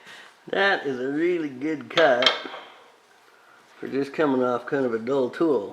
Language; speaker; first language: English; native; English